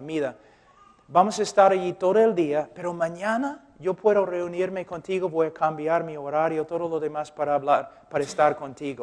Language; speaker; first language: Spanish; non-native, fluent; English